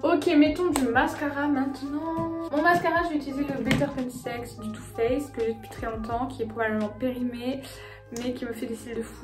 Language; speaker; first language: French; native; French